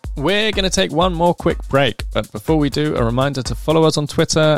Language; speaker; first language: English; native; English